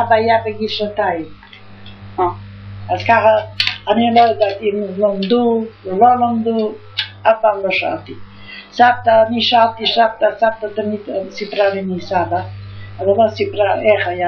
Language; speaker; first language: Hebrew; non-native, fluent; Yiddish